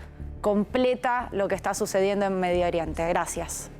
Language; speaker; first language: Spanish; native; Spanish